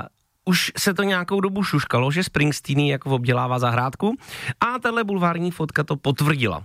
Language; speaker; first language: Czech; native; Czech